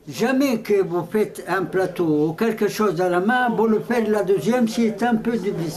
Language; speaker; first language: French; non-native, local second language; Arabic